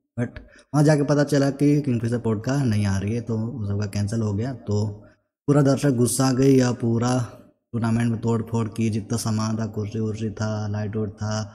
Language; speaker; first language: Hindi; native; Hindi